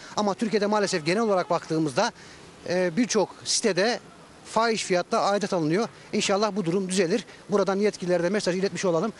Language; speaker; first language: Turkish; native; Turkish